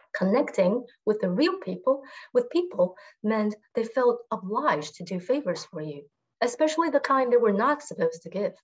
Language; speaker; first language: English; non-native, fluent; Chinese